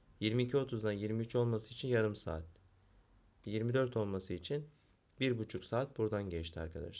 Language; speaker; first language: Turkish; native; Turkish